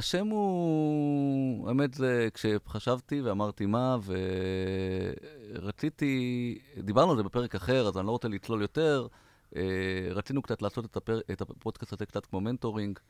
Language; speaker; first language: Hebrew; native; Hebrew